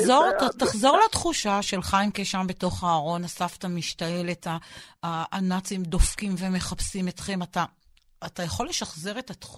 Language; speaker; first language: Hebrew; native; Hebrew